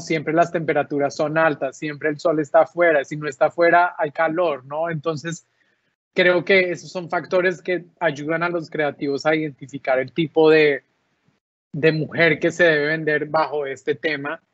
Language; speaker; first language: Spanish; native; Spanish